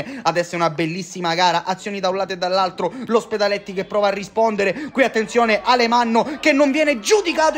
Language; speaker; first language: Italian; native; Italian